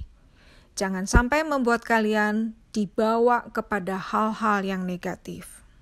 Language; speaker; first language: Indonesian; native; Indonesian